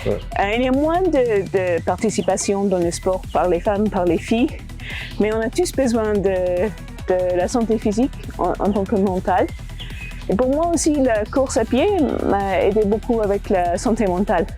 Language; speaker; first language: French; non-native, fluent; English